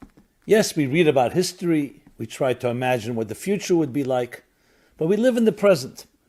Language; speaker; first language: English; native; English